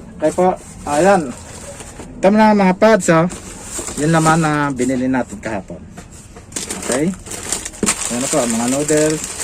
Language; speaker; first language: Filipino; native; Filipino